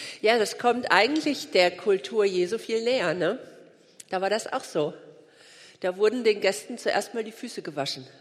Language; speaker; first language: German; native; German